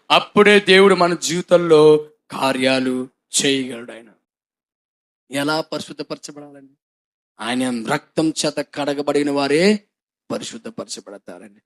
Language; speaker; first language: Telugu; non-native, local second language; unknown